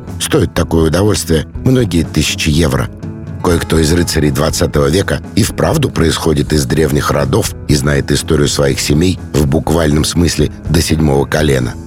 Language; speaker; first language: Russian; native; Russian